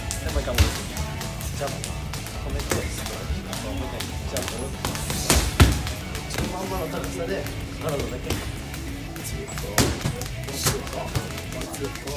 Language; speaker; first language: Japanese; native; Japanese